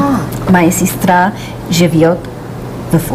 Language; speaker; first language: Russian; non-native, learner; English